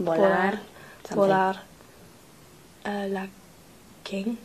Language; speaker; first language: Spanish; non-native, learner; English